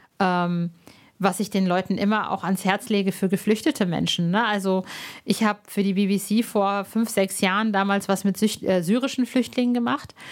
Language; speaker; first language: German; early bilingual, other home language; Arabic